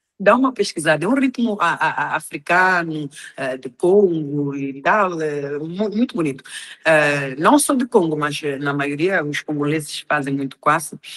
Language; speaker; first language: Portuguese; non-native, local second language; Tsonga